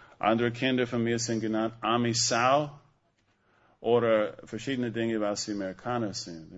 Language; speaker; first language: German; non-native, fluent; English